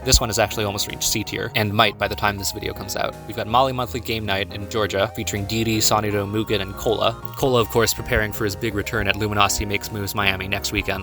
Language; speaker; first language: English; native; English